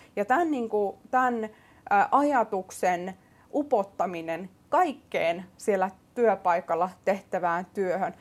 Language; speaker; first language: Finnish; early bilingual, other home language; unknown